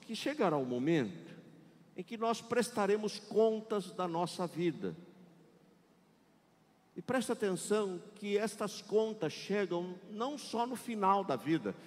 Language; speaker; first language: Portuguese; native; Portuguese